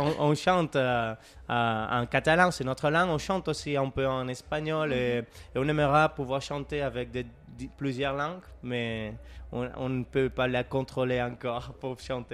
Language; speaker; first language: French; non-native, learner; Catalan